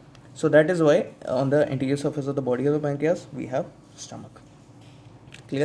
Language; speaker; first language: English; non-native, local second language; Hindi